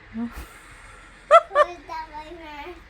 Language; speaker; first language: English; non-native, learner; Hindi